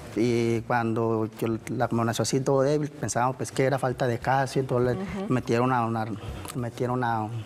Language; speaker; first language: Spanish; native; Spanish